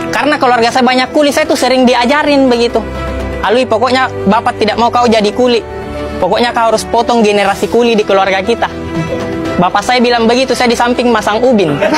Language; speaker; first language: Indonesian; native; Indonesian